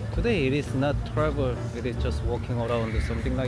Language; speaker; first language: English; non-native, learner; Korean